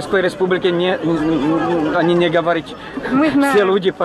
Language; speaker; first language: Russian; non-native, learner; Czech